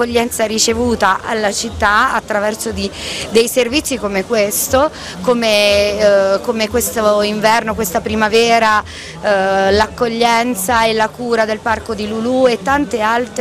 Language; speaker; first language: Italian; native; Italian